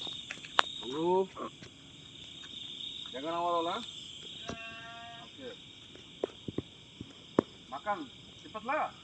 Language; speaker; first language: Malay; non-native, learner; Bangla